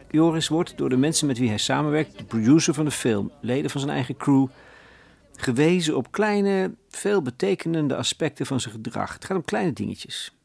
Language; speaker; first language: Dutch; native; Dutch